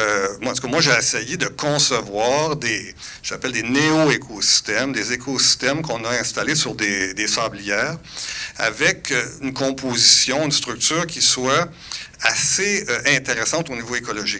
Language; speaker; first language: French; native; French